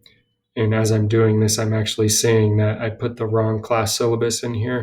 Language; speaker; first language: English; native; English